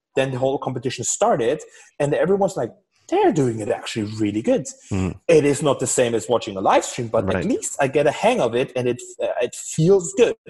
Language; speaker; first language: English; non-native, fluent; German